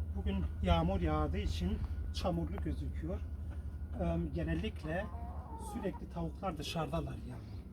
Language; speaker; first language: Turkish; non-native, local second language; Kurdish